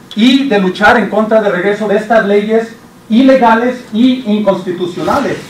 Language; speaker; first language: Spanish; early bilingual, heritage; Spanish